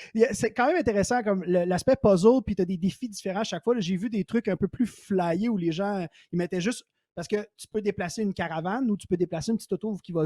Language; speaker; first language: French; native; French